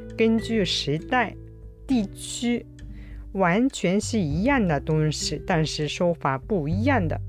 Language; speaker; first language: Chinese; non-native, fluent; Japanese